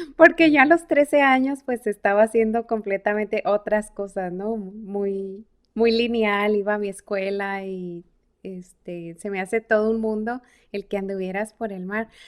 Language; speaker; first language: Spanish; native; Spanish